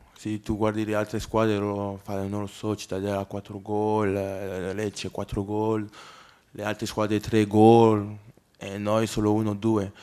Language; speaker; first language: Italian; non-native, learner; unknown